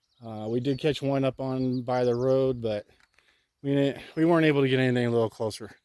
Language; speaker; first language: English; native; English